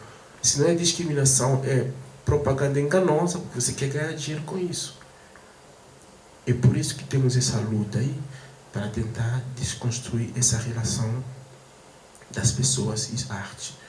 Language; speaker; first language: Portuguese; non-native, fluent; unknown